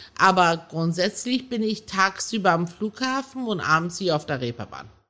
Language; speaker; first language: German; early bilingual, other home language; Persian